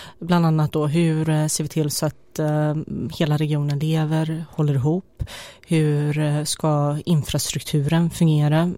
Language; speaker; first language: Swedish; early bilingual, other home language; Bosnian